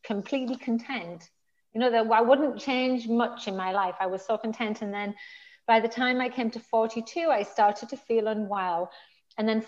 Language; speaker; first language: English; native; English